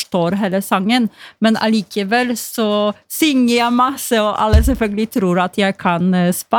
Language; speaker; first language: Norwegian; non-native, fluent; Polish